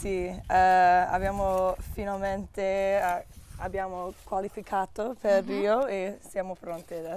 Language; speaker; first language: Italian; non-native, learner; English